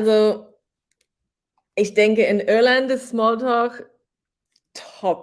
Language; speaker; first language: German; non-native, fluent; English